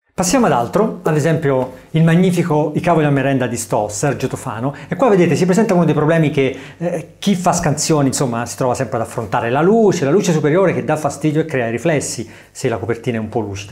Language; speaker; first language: Italian; native; Italian